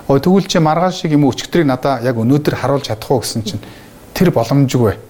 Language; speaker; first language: Mongolian; native; Mongolian